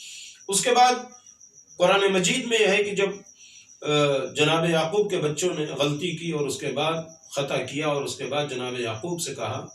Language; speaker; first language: Urdu; native; Urdu